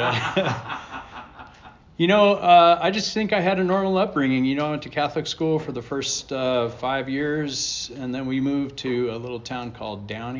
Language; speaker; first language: English; native; English